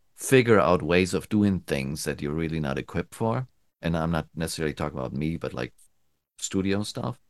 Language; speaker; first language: English; non-native, fluent; German